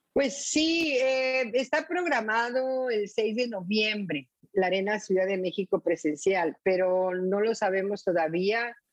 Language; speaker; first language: Spanish; native; Spanish